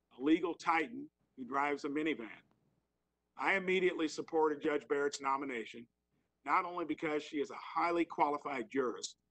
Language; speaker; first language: English; native; English